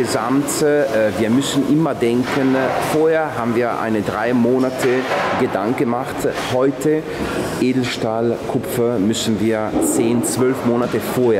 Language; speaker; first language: German; non-native, fluent; Italian